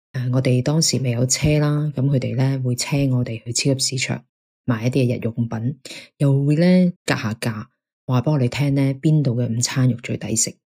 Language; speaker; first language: Cantonese; native; Cantonese